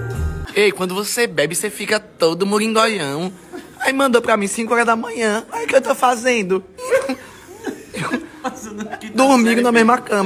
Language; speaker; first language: Portuguese; native; Portuguese